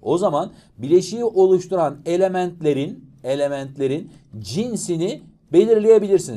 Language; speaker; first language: Turkish; native; Turkish